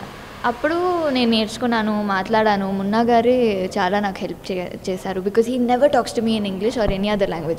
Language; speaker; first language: Telugu; non-native, learner; Tamil